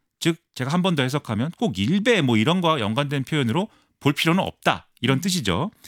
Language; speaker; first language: Korean; native; Korean